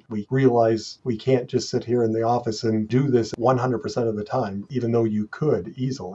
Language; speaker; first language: English; native; English